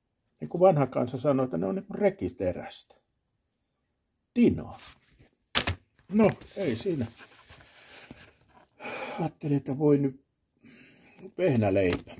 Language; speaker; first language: Finnish; native; Finnish